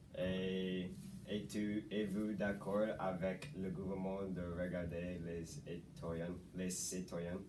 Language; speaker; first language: French; non-native, learner; English